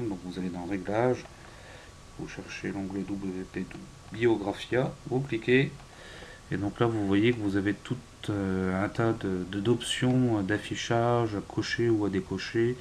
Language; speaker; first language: French; native; French